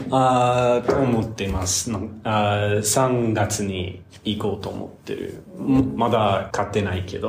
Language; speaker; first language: Japanese; non-native, fluent; English